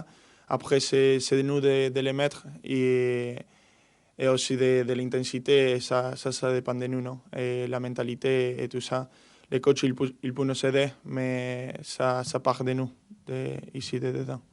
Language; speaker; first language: French; non-native, fluent; Spanish